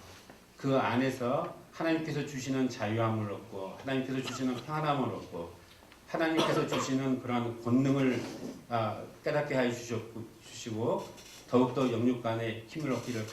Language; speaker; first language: Korean; native; Korean